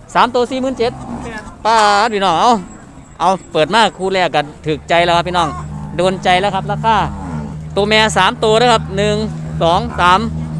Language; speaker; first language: Thai; non-native, local second language; Northeastern Thai